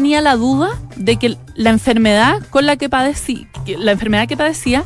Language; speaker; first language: Spanish; native; Spanish